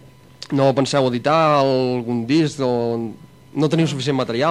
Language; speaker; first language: Catalan; native; Catalan